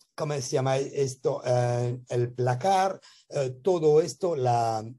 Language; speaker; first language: Spanish; non-native, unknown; French